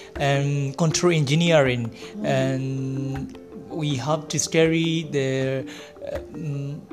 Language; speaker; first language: English; non-native, learner; Burmese